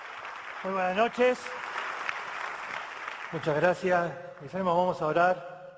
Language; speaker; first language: Spanish; native; Spanish